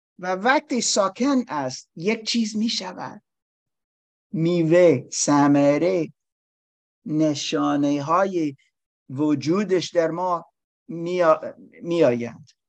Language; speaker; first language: Persian; non-native, learner; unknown